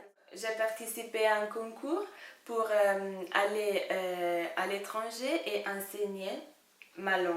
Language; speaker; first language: French; non-native, fluent; Italian